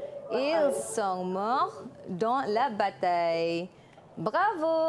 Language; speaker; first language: French; non-native, fluent; Malay